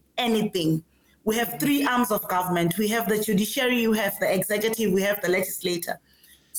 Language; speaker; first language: English; non-native, local second language; Swati